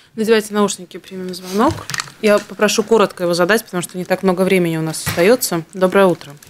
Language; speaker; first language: Russian; native; Russian